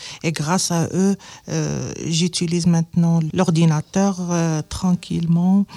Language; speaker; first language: French; non-native, learner; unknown